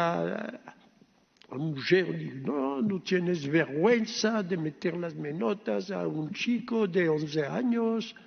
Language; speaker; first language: Spanish; early bilingual, heritage; Ladino